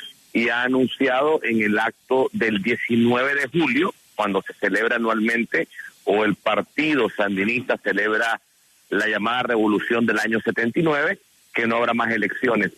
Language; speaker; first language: Spanish; native; Spanish